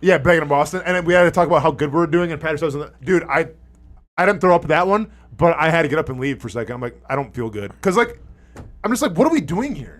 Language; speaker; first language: English; native; English